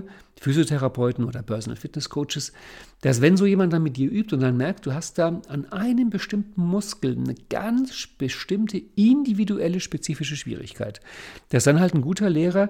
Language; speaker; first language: German; native; German